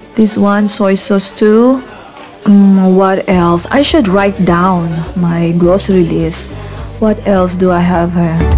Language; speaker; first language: English; non-native, local second language; Filipino